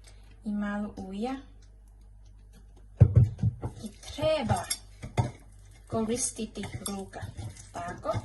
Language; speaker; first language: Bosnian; non-native, learner; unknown